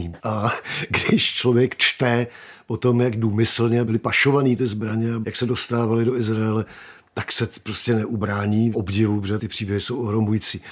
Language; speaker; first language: Czech; native; Czech